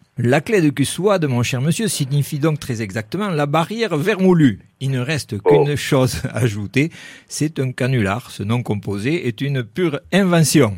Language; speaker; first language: French; native; French